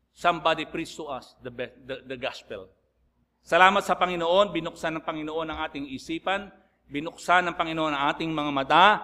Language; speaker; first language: Filipino; native; Filipino